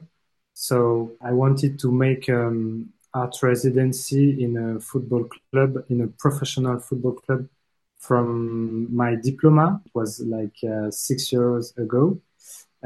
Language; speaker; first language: English; non-native, fluent; French